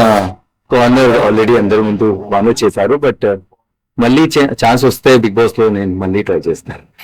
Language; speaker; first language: Telugu; non-native, learner; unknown